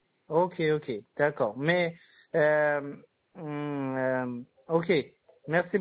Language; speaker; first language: French; non-native, learner; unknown